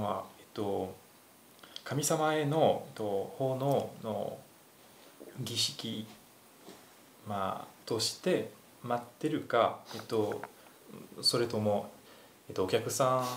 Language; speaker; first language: Japanese; non-native, fluent; French